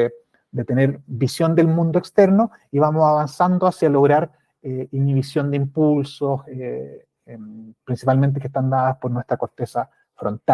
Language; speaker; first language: Spanish; native; Spanish